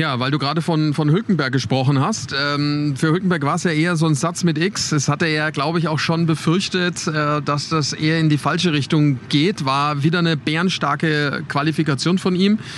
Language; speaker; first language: German; native; German